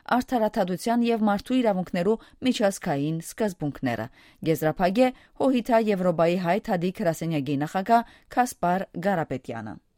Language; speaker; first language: Armenian; early bilingual, heritage; Armenian